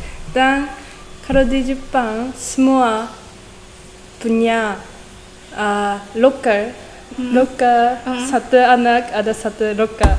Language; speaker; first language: Indonesian; non-native, learner; Japanese